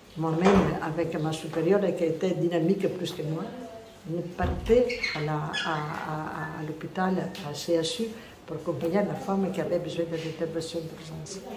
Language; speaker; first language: French; non-native, fluent; Italian